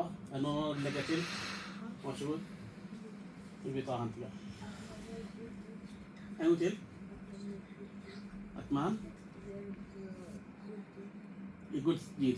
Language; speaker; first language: Swedish; non-native, fluent; Urdu